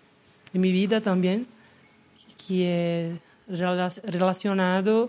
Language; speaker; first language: Spanish; non-native, learner; Portuguese